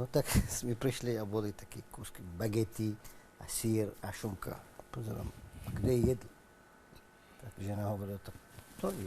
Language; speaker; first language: Slovak; non-native, learner; Arabic